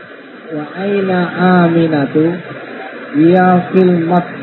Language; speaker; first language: Arabic; non-native, learner; Indonesian